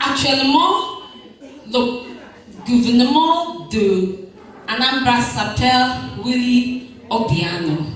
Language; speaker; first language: French; non-native, learner; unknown